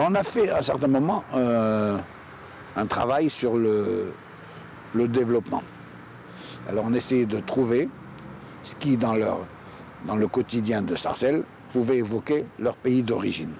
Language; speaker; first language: French; non-native, local second language; Arabic